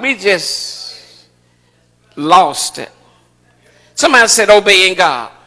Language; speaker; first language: English; native; English